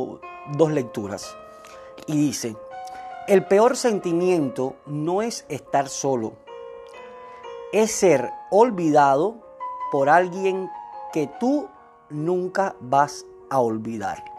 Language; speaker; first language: Spanish; native; Spanish